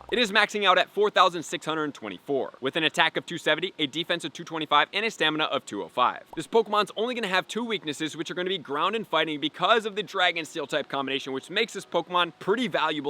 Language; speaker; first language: English; native; English